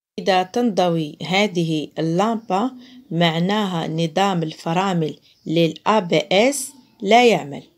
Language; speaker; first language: Arabic; non-native, local second language; Central Kurdish